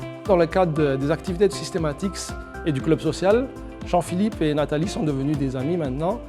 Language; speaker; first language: French; non-native, local second language; Malagasy